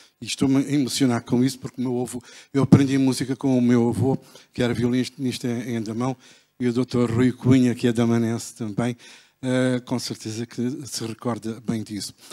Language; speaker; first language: Portuguese; early bilingual, heritage; Portuguese